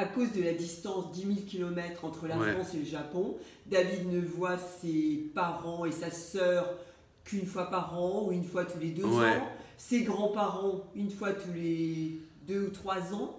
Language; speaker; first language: French; native; French